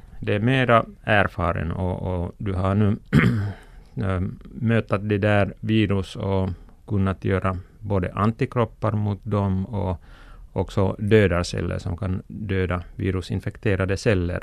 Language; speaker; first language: Swedish; non-native, local second language; Finnish